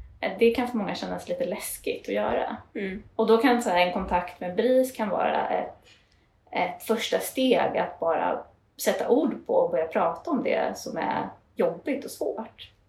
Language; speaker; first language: Swedish; native; Swedish